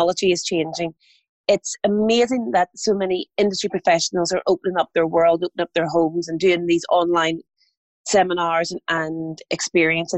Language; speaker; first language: English; native; English